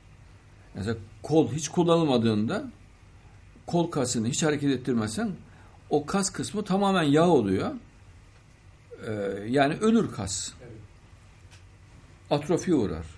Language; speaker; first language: Turkish; native; Turkish